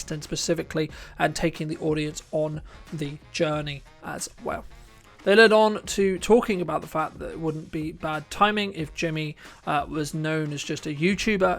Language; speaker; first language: English; native; English